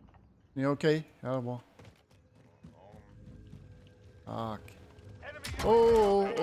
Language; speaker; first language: Swedish; native; Swedish